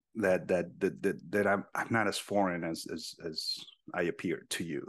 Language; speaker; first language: English; non-native, fluent; Spanish